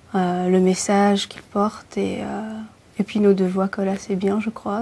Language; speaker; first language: French; early bilingual, other home language; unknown